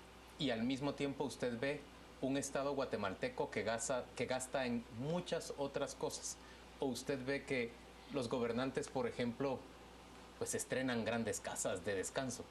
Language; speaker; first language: Spanish; native; Spanish